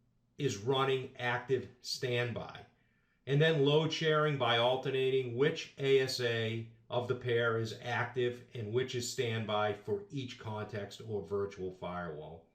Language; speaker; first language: English; native; English